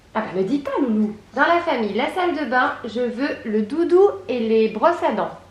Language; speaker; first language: French; native; French